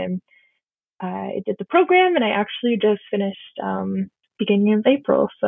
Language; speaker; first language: English; native; English